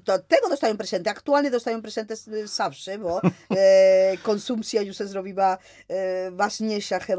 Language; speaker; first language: Polish; non-native, fluent; Spanish